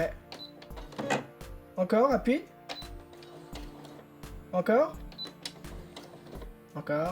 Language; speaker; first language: French; native; French